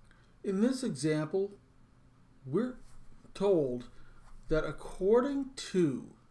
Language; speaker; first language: English; native; English